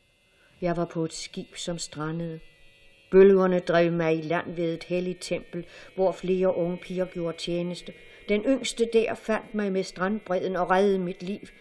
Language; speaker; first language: Danish; native; Danish